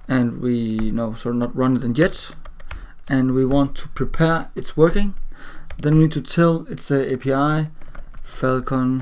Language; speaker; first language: English; non-native, learner; Danish